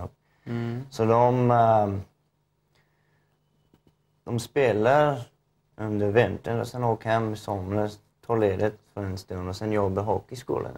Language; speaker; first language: Swedish; non-native, fluent; English